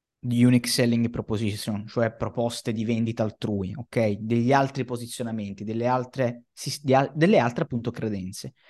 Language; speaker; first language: Italian; native; Italian